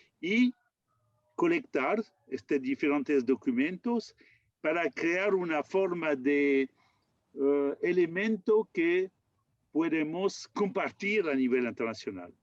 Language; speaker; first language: Spanish; non-native, fluent; French